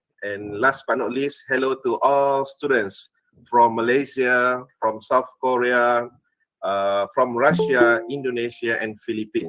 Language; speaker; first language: English; non-native, fluent; Malay